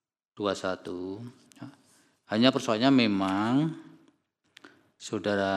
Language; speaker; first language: Indonesian; native; Indonesian